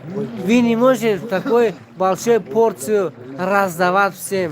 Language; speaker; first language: Russian; non-native, local second language; Tajik